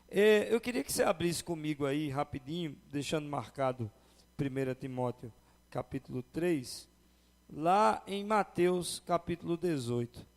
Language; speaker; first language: Portuguese; native; Portuguese